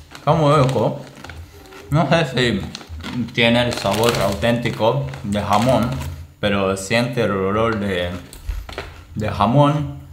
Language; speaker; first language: Spanish; non-native, learner; Japanese